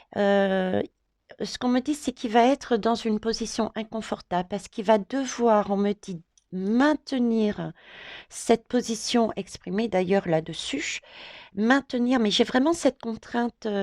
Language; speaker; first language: French; native; French